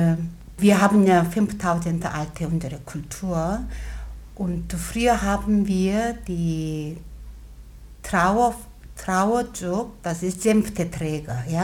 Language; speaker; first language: German; non-native, learner; Korean